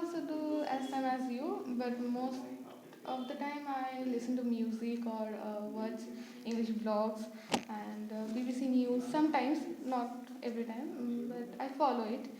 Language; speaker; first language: English; non-native, fluent; Bangla